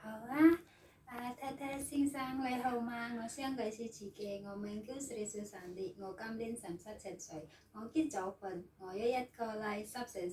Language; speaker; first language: Cantonese; non-native, local second language; Filipino